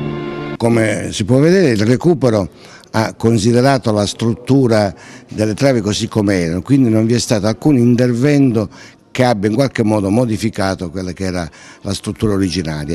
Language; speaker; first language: Italian; native; Italian